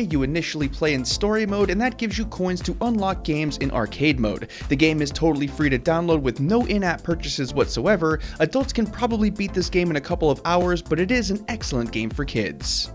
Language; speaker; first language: English; native; English